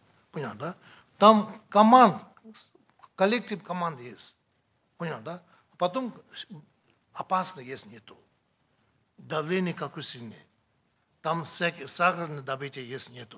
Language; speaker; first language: Russian; non-native, learner; Tibetan